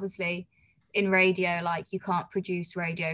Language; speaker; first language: English; native; English